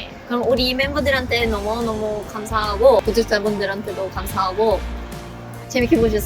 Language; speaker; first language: Korean; non-native, fluent; Swedish